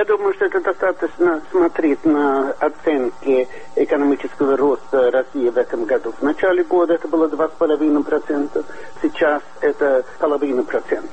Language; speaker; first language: Russian; non-native, fluent; Swedish